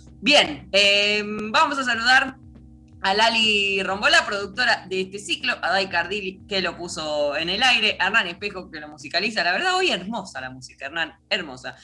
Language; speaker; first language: Spanish; native; Spanish